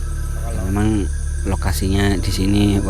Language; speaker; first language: Indonesian; native; Indonesian